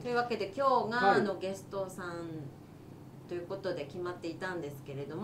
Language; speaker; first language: Japanese; native; Japanese